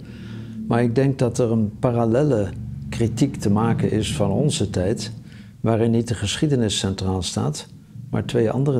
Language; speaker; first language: Dutch; native; Dutch